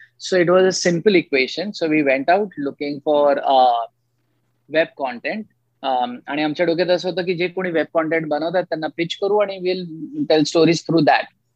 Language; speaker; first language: English; non-native, local second language; Marathi